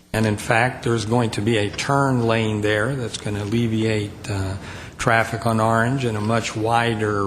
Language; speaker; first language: English; native; English